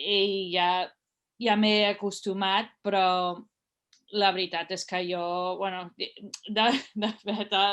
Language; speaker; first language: Catalan; non-native, fluent; English